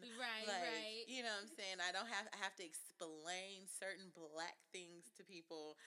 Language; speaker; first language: English; native; English